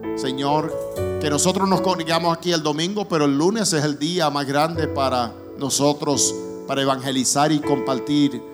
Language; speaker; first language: Spanish; early bilingual, heritage; Spanish